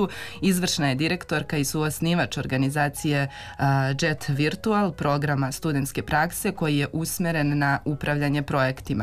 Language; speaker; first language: Serbian; native; Serbian